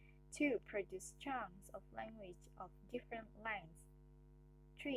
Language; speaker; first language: English; non-native, learner; Indonesian